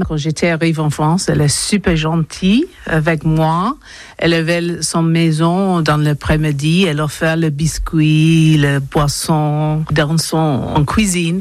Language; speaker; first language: French; non-native, learner; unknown